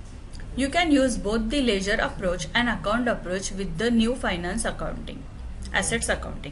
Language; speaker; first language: English; non-native, local second language; Hindi